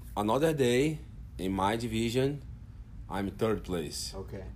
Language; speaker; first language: English; non-native, learner; Portuguese